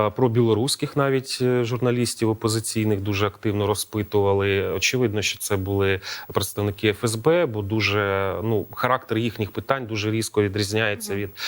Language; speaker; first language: Ukrainian; native; Ukrainian